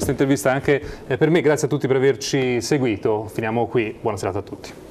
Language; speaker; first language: Italian; native; Italian